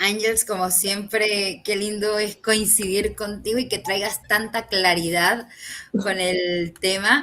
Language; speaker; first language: Spanish; native; Spanish